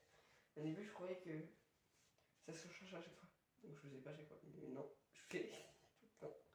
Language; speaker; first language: French; native; French